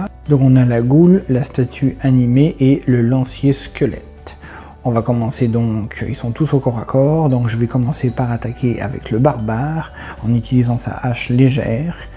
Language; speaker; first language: French; native; French